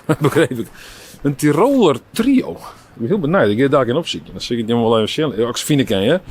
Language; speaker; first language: Dutch; non-native, local second language; Western Frisian